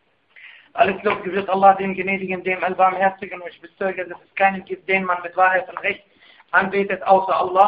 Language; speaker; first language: German; non-native, fluent; Arabic